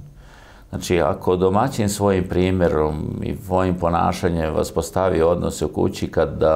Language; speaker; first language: Croatian; native; Croatian